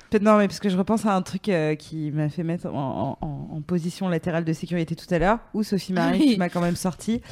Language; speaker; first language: French; native; French